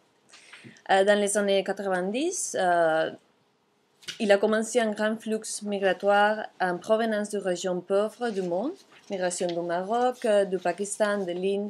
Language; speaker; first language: French; non-native, fluent; Catalan